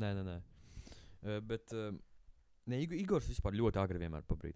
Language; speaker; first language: Latvian; native; Latvian